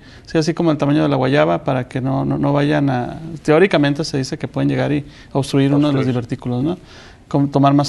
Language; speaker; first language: Spanish; native; Spanish